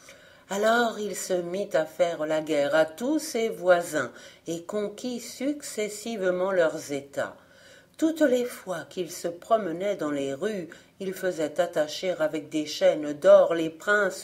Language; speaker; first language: French; native; French